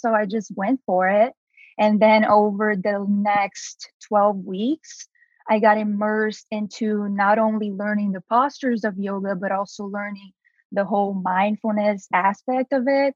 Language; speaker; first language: English; non-native, fluent; Portuguese